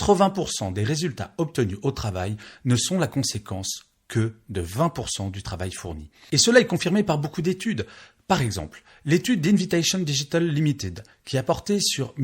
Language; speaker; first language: French; native; French